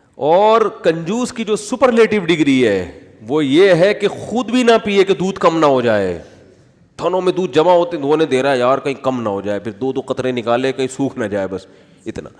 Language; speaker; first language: Urdu; native; Urdu